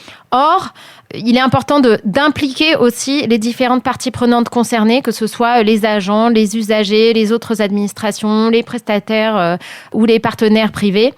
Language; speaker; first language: French; native; French